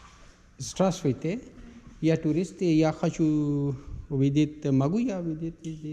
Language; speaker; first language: Russian; non-native, learner; Urdu